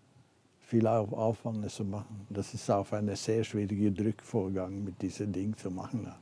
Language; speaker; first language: German; non-native, fluent; Norwegian